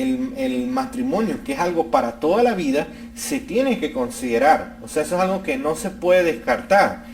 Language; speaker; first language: Spanish; native; Spanish